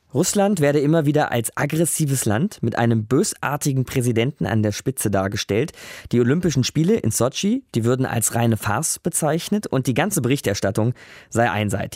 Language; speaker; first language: German; native; German